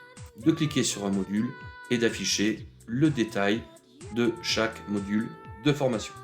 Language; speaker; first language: French; native; French